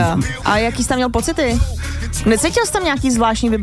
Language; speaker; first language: Czech; native; Czech